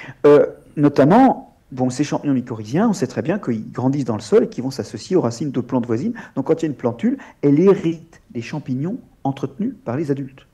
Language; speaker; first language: French; native; French